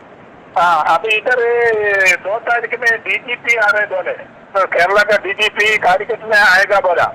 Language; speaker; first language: Hindi; non-native, local second language; Malayalam